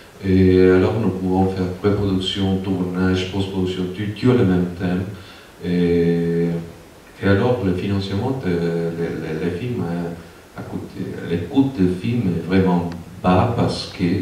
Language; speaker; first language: French; non-native, fluent; Spanish